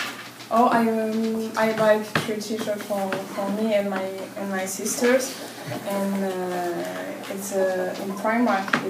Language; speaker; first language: English; non-native, learner; French